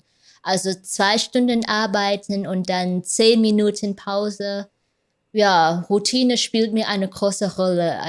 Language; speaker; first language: German; non-native, fluent; Vietnamese